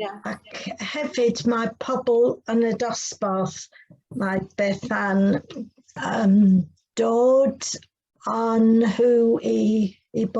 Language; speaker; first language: Welsh; non-native, learner; English